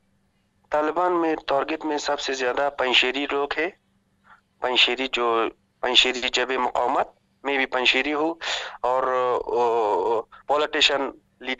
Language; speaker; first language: Hindi; non-native, learner; Persian